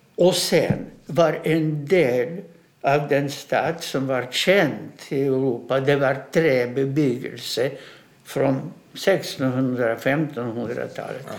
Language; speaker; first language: Swedish; non-native, fluent; Russian